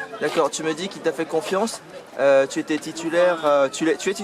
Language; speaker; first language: French; native; French